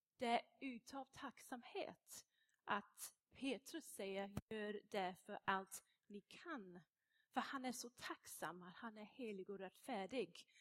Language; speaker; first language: Swedish; non-native, fluent; English